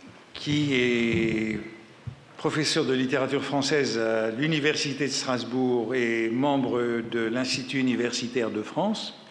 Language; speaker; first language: French; native; French